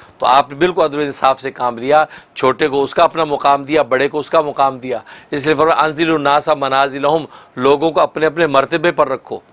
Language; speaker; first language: Urdu; native; Urdu